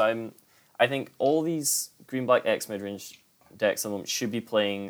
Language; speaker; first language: English; native; English